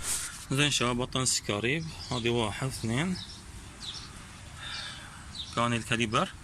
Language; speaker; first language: Arabic; native; Arabic